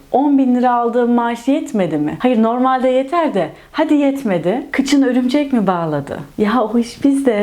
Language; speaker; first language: Turkish; native; Turkish